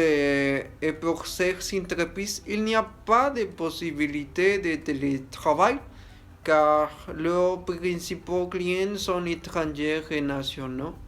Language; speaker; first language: French; non-native, learner; Spanish